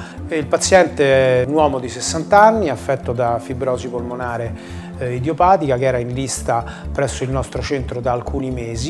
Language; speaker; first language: Italian; native; Italian